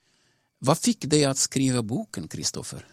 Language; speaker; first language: Swedish; non-native, fluent; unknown